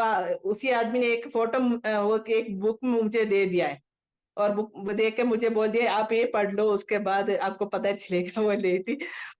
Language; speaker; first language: Hindi; non-native, local second language; Malayalam